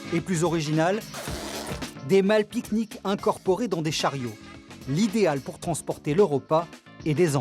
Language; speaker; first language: French; native; French